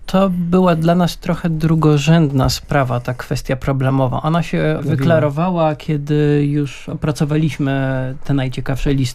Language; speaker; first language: Polish; native; Polish